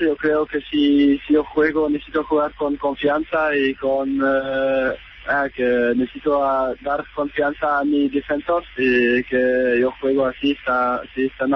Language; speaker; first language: Spanish; non-native, learner; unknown